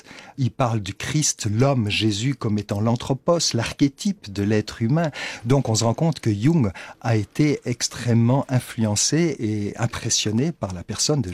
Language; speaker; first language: French; native; French